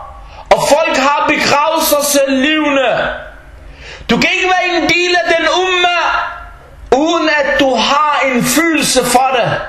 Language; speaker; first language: Danish; early bilingual, other home language; Arabic